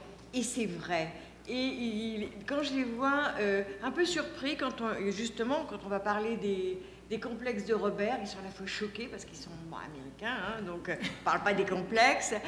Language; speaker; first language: French; native; French